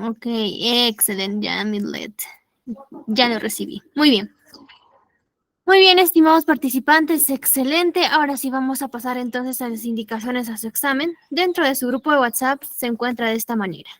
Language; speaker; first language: Spanish; native; Spanish